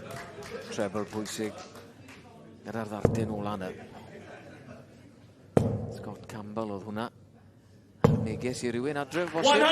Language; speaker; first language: Welsh; native; Welsh